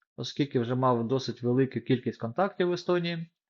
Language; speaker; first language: Ukrainian; non-native, local second language; Russian